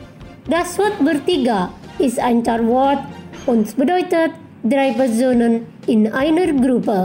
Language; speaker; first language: German; non-native, fluent; Indonesian